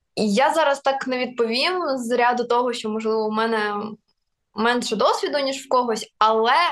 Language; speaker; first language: Ukrainian; non-native, local second language; Russian